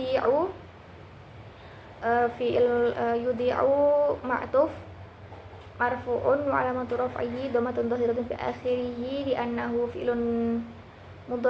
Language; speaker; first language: Arabic; non-native, learner; Indonesian